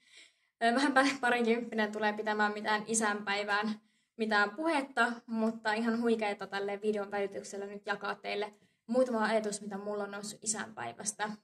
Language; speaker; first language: Finnish; native; Finnish